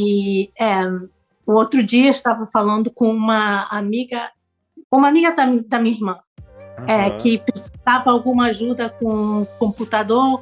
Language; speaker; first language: Portuguese; non-native, local second language; Spanish